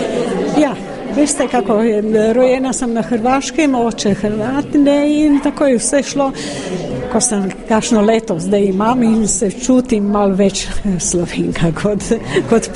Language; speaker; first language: Slovenian; non-native, learner; Croatian